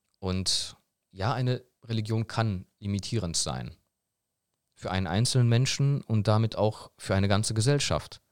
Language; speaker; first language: German; early bilingual, other home language; Polish